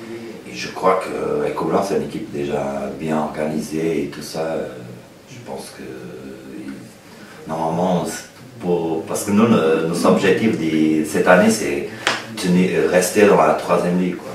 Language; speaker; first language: French; non-native, learner; Portuguese